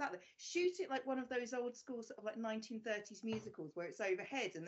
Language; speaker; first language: English; native; English